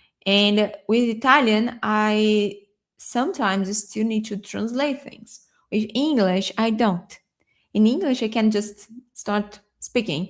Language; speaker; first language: English; non-native, fluent; Portuguese